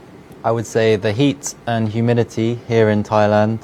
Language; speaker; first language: English; non-native, fluent; French